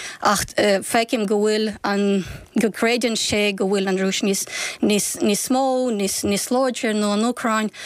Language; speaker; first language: Irish; non-native, fluent; Ukrainian